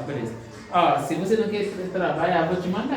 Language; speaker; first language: Portuguese; non-native, learner; Haitian Creole